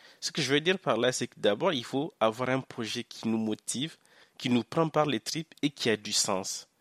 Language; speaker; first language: French; non-native, local second language; Hausa